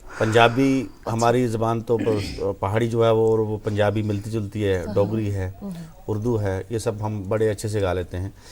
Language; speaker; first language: Hindi; non-native, local second language; Punjabi